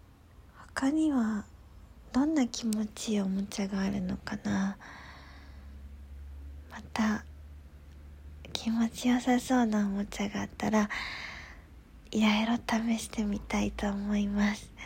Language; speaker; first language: Japanese; native; Japanese